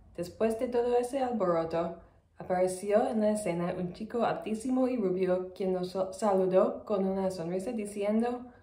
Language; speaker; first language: Spanish; non-native, fluent; English